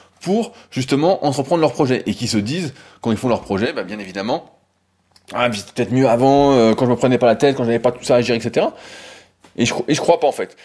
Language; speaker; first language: French; native; French